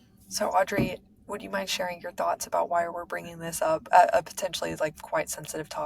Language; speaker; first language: English; native; English